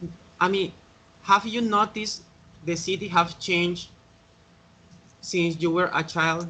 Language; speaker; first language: English; non-native, learner; Spanish